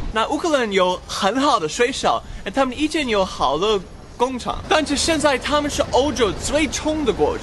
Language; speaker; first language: Chinese; non-native, fluent; English